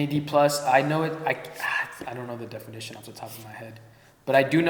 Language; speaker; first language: English; native; English